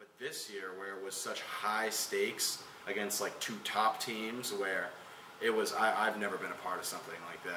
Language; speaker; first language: English; native; English